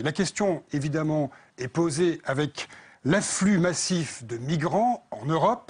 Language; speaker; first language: French; native; French